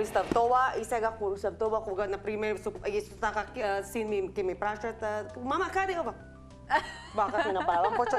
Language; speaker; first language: Macedonian; non-native, learner; Filipino